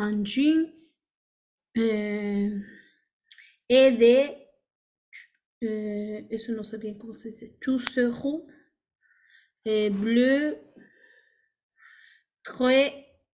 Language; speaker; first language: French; non-native, learner; Spanish